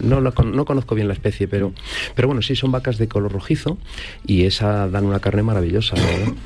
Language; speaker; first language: Spanish; native; Spanish